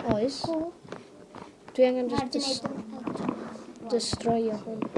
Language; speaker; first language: Welsh; non-native, local second language; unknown